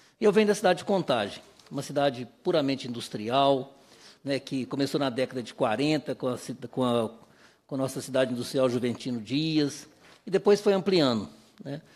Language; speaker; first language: Portuguese; native; Portuguese